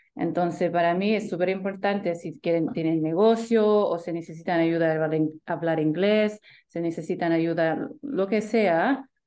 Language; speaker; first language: Spanish; early bilingual, heritage; Spanish